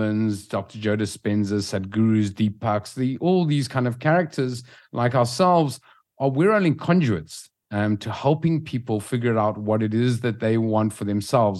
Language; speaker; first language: English; native; English